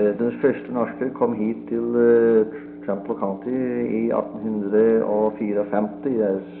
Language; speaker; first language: Norwegian; early bilingual, heritage; Norwegian